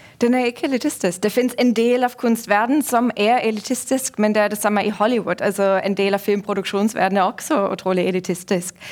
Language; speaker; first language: Norwegian; non-native, fluent; German